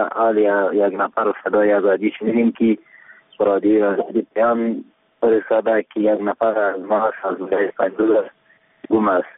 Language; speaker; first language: Persian; non-native, local second language; Pashto